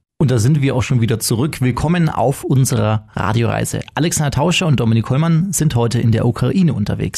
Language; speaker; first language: German; native; German